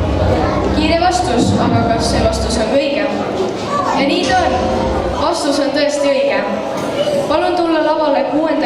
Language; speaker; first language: Estonian; native; Estonian